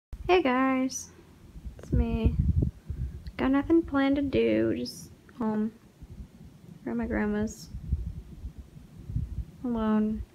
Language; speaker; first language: English; native; English